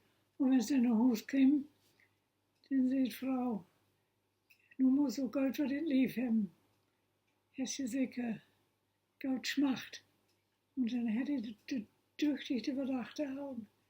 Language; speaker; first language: German; non-native, local second language; Low German